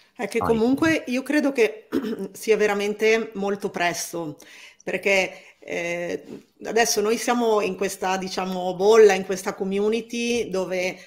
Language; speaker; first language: Italian; native; Italian